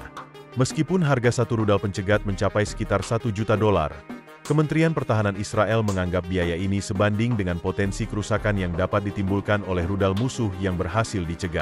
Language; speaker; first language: Indonesian; native; Indonesian